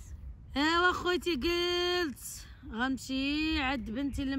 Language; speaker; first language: Arabic; native; Arabic